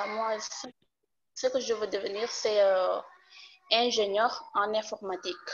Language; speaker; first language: French; non-native, local second language; Wolof